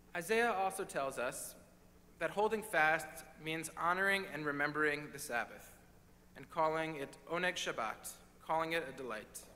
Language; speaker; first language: English; native; English